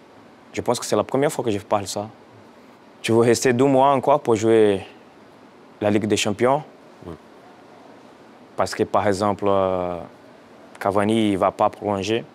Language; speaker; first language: French; non-native, fluent; Portuguese